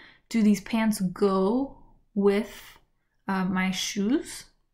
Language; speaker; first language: English; native; English